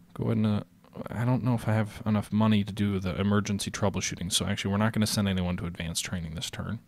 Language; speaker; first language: English; native; English